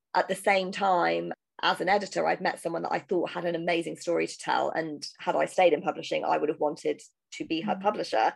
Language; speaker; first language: English; native; English